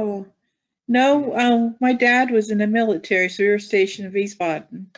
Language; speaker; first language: English; native; English